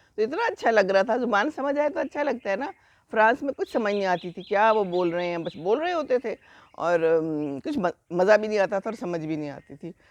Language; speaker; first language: Urdu; native; Urdu